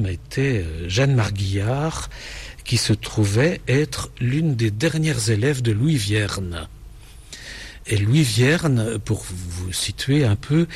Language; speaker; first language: French; native; French